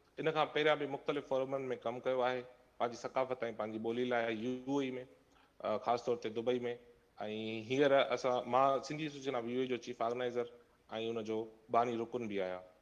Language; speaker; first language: Sindhi; native; Sindhi